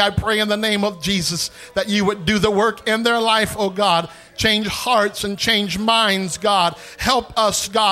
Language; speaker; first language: English; native; English